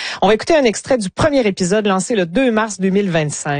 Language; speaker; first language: French; native; French